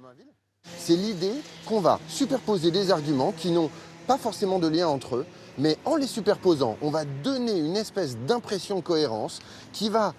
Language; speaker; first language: French; native; French